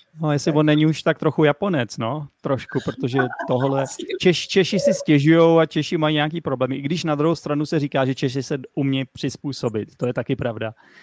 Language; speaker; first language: Czech; native; Czech